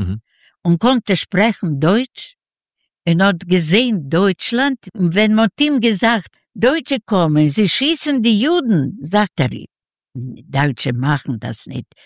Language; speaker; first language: German; non-native, learner; Yiddish